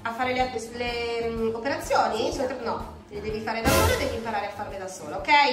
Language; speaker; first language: Italian; native; Italian